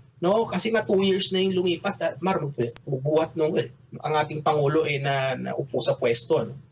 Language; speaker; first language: Filipino; native; Filipino